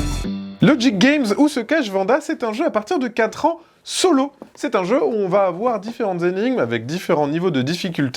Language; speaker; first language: French; native; French